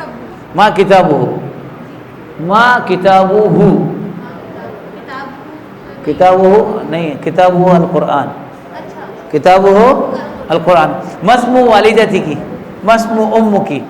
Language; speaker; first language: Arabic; non-native, fluent; Urdu